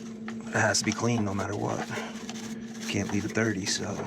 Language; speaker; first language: English; native; English